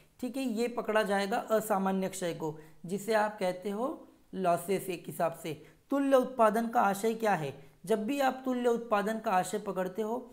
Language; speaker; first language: Hindi; non-native, local second language; Marathi